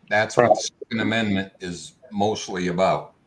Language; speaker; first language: English; native; English